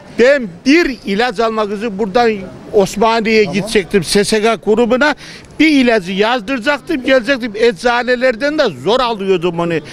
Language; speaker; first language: Turkish; native; Turkish